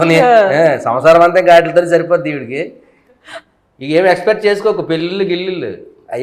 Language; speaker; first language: Telugu; native; Telugu